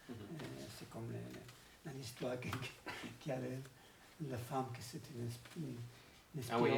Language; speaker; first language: French; non-native, learner; Spanish